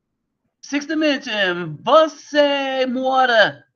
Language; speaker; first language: Portuguese; non-native, learner; English